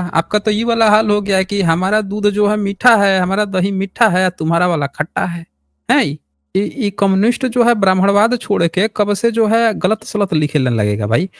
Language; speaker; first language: Hindi; native; Hindi